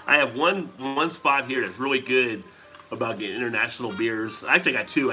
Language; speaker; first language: English; native; English